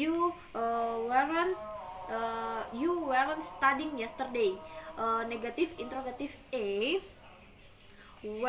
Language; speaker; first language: English; non-native, learner; Indonesian